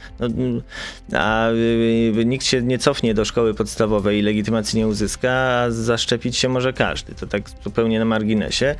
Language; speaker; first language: Polish; native; Polish